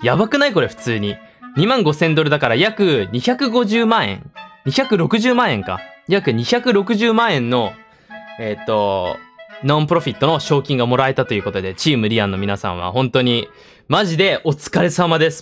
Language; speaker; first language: Japanese; early bilingual, heritage; Japanese